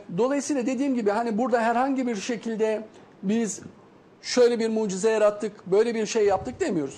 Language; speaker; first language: Turkish; native; Turkish